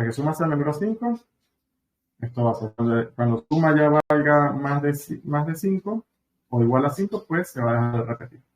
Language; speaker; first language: Spanish; native; Spanish